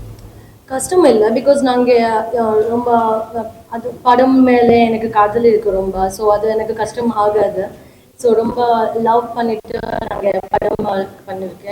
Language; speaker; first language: Tamil; non-native, learner; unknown